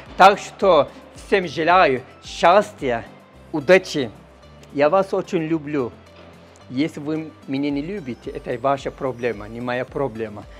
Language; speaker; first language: Russian; non-native, learner; Turkish